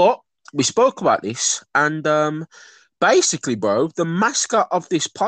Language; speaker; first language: English; native; English